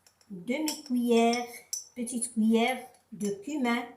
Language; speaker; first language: French; non-native, local second language; Arabic